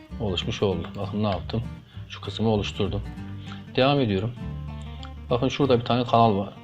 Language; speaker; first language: Turkish; native; Turkish